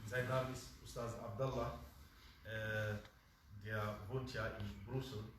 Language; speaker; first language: German; non-native, fluent; Fula